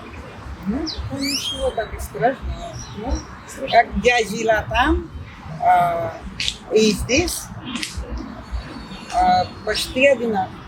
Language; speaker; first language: Russian; non-native, fluent; Spanish